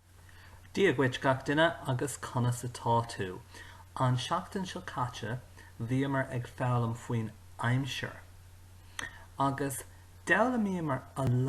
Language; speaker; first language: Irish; non-native, local second language; English